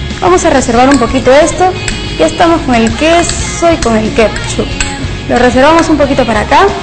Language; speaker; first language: Spanish; native; Spanish